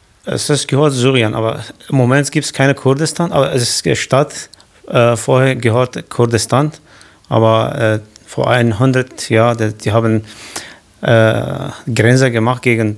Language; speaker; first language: German; non-native, learner; Kurdish